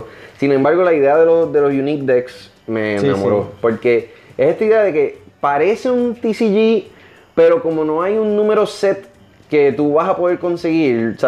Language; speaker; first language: Spanish; native; Spanish